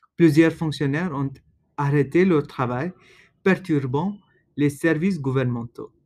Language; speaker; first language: French; non-native, learner; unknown